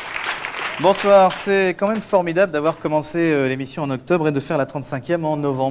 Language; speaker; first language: French; native; French